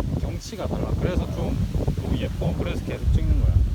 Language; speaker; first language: Korean; native; Korean